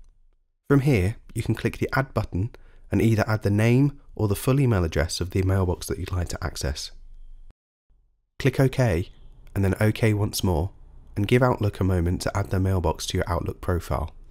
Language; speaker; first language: English; native; English